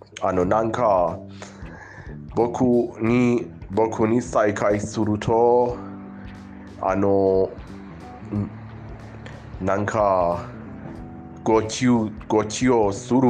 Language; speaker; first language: Japanese; non-native, fluent; Persian